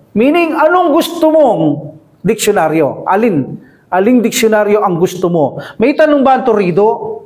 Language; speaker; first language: Filipino; native; Filipino